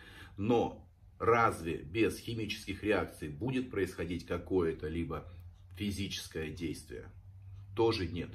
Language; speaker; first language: Russian; native; Russian